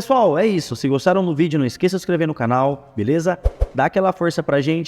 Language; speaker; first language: Portuguese; native; Portuguese